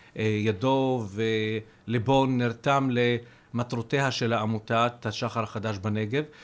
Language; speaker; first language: Hebrew; non-native, local second language; Arabic